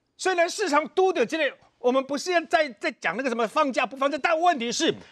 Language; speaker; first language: Chinese; native; Chinese